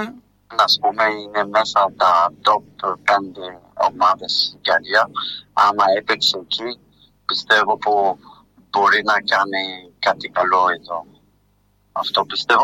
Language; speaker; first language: Greek; non-native, fluent; French